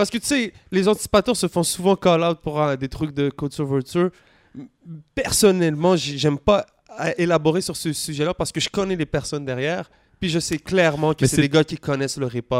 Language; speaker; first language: French; native; French